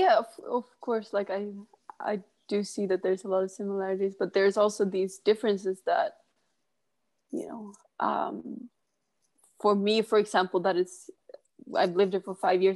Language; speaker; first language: English; non-native, fluent; Swedish